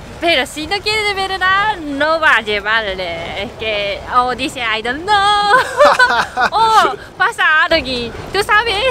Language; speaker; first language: Spanish; non-native, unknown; Japanese